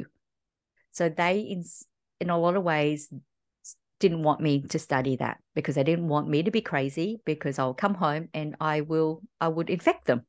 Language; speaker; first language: English; early bilingual, other home language; Vietnamese